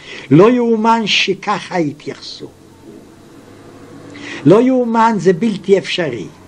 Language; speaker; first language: Hebrew; non-native, fluent; Yiddish